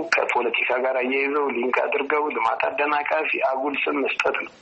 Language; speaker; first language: Amharic; native; Amharic